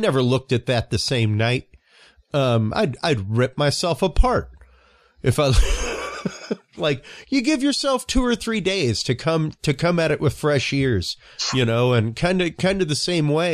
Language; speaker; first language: English; native; English